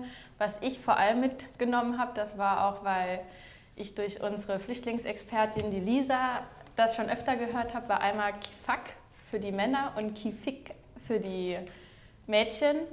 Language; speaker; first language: German; native; German